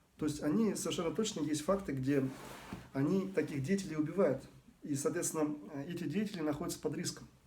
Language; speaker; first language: Russian; non-native, local second language; Bashkir